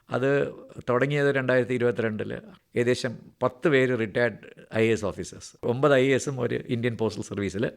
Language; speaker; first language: Malayalam; native; Malayalam